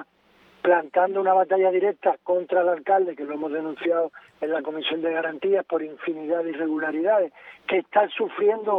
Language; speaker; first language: Spanish; native; Spanish